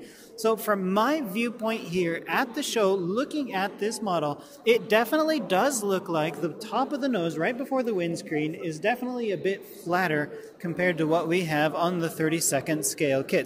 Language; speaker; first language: English; native; English